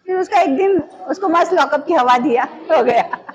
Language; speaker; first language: Hindi; non-native, local second language; Marathi